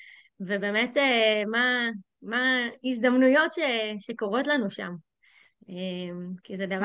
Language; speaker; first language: Hebrew; native; Hebrew